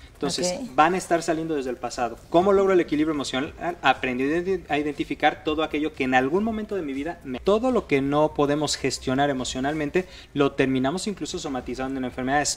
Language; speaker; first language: Spanish; native; Spanish